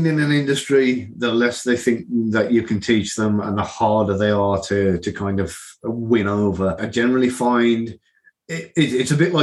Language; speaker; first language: English; native; English